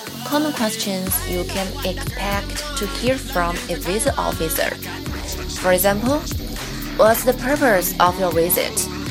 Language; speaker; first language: English; non-native, fluent; Chinese